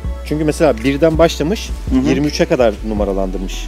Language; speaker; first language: Turkish; native; Turkish